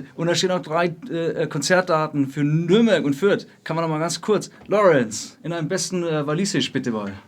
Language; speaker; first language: German; native; German